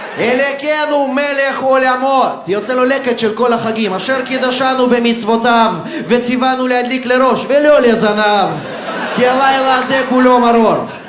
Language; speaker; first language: Hebrew; early bilingual, other home language; Russian